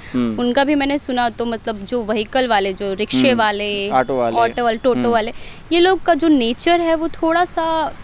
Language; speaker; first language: Hindi; native; Hindi